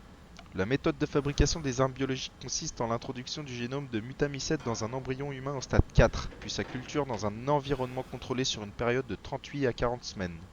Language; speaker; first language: French; native; French